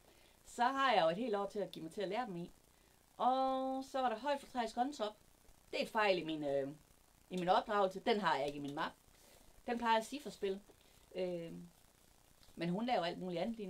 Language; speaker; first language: Danish; native; Danish